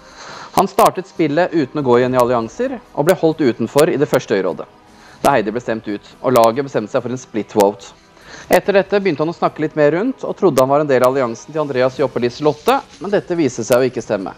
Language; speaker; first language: Norwegian; native; Norwegian